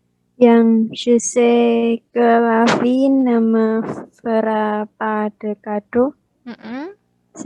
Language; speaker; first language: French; non-native, learner; Indonesian